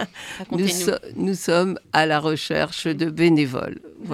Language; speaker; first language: French; native; French